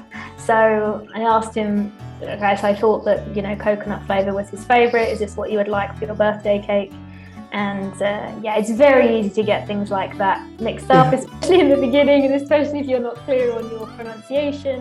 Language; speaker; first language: English; native; English